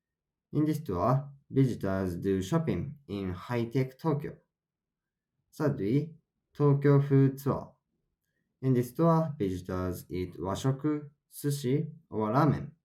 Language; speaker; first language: English; non-native, learner; Japanese